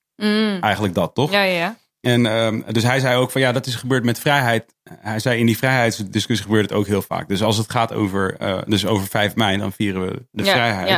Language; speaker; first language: Dutch; native; Dutch